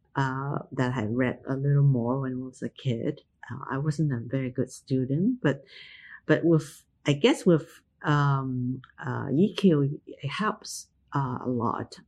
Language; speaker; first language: English; non-native, local second language; Cantonese